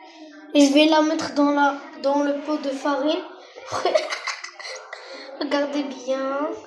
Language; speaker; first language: French; non-native, local second language; Arabic